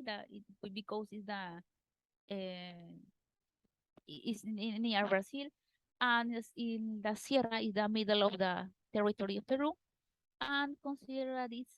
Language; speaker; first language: English; non-native, learner; Spanish